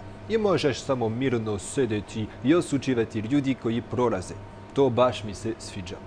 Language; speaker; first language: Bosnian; non-native, fluent; French